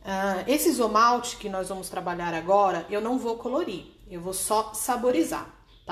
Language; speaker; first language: Portuguese; native; Portuguese